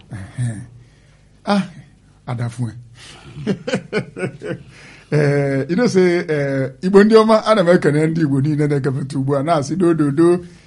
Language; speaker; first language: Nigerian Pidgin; non-native, local second language; Igbo